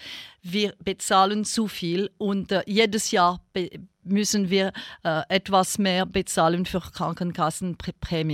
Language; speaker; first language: German; non-native, local second language; French